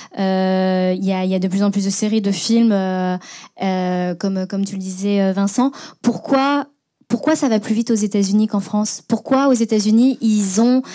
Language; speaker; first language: French; native; French